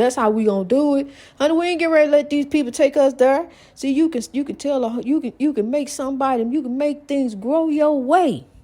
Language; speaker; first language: English; native; English